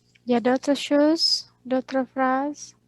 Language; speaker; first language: French; non-native, fluent; Indonesian